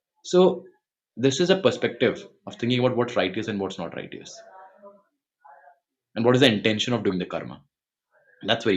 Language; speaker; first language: English; non-native, local second language; Hindi